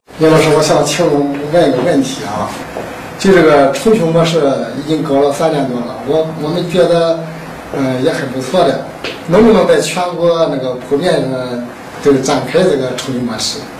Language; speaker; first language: Chinese; native; Chinese